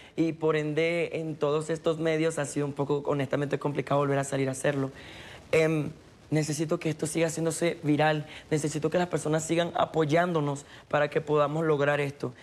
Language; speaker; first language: Spanish; native; Spanish